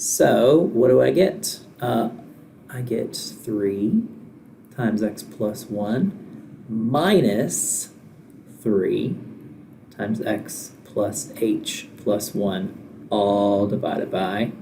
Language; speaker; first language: English; native; English